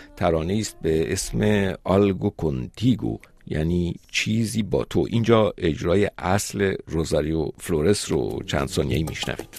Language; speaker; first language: Persian; native; Persian